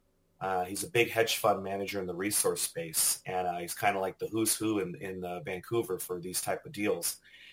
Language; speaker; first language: English; native; English